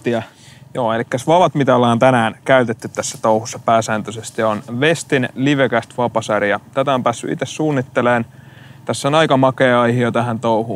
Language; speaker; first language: Finnish; native; Finnish